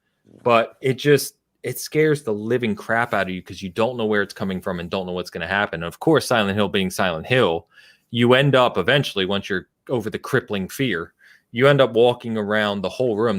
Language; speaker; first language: English; native; English